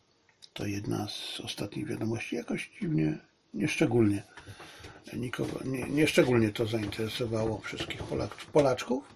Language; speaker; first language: Polish; native; Polish